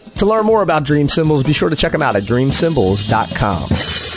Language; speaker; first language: English; native; English